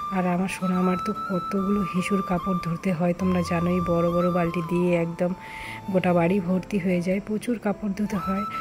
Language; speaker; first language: Bangla; non-native, local second language; Rangpuri